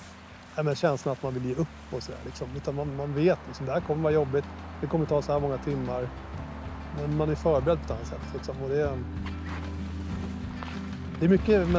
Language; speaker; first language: Swedish; native; Swedish